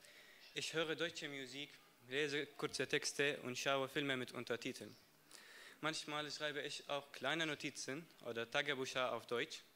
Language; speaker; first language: German; non-native, learner; Arabic